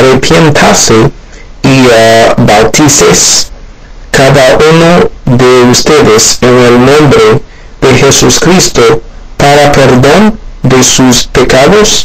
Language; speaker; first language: Spanish; non-native, learner; Haitian Creole